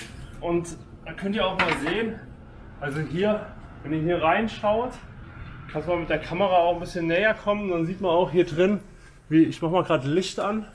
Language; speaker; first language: German; native; German